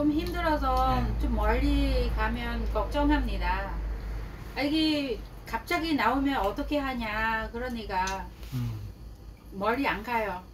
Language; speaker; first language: Korean; non-native, learner; Vietnamese